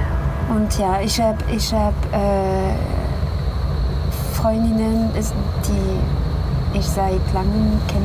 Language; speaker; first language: German; non-native, fluent; French